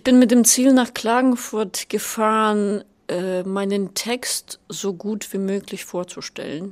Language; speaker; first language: German; native; German